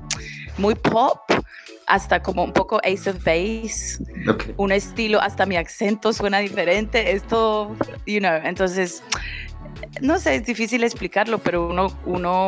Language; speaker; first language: Spanish; early bilingual, heritage; Spanish